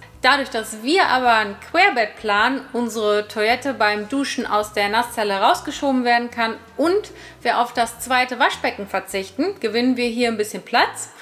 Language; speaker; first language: German; native; German